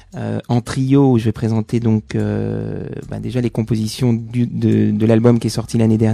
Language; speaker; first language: French; native; French